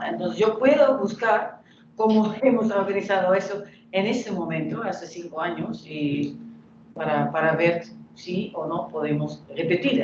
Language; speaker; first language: Spanish; non-native, fluent; Dutch